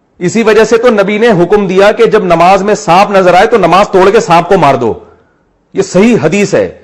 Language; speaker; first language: Urdu; native; Urdu